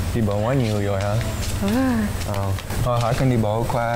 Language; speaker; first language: Vietnamese; early bilingual, heritage; English